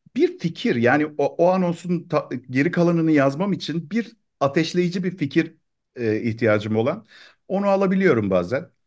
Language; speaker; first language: Turkish; native; Turkish